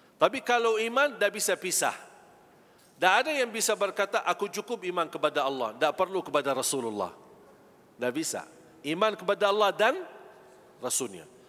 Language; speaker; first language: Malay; non-native, fluent; Arabic